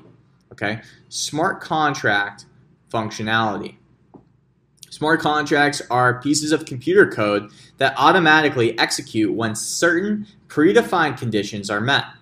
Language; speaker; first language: English; native; English